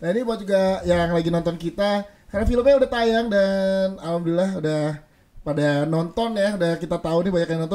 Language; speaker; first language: Indonesian; native; Indonesian